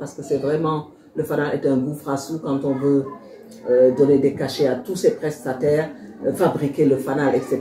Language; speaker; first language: French; non-native, local second language; Wolof